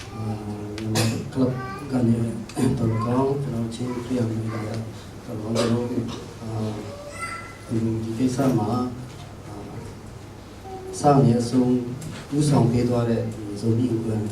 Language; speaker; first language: Burmese; non-native, local second language; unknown